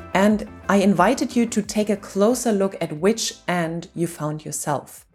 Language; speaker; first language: English; non-native, fluent; German